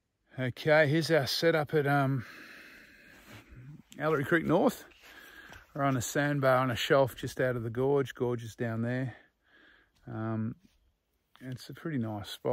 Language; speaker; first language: English; native; English